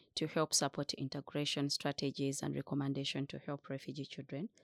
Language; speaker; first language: English; non-native, fluent; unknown